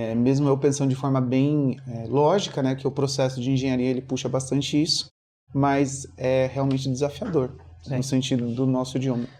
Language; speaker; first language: Portuguese; native; Portuguese